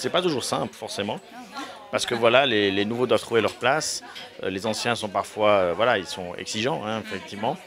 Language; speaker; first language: French; native; French